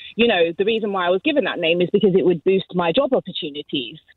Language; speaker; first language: English; native; English